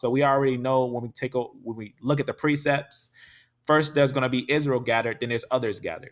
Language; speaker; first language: English; native; English